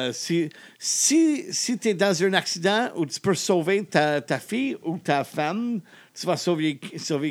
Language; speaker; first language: French; non-native, local second language; English